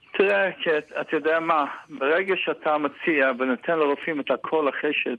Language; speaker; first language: Hebrew; non-native, fluent; Yiddish